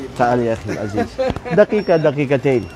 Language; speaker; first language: Arabic; non-native, fluent; Maranao